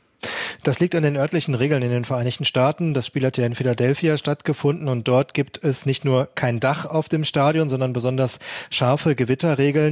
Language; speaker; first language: German; native; German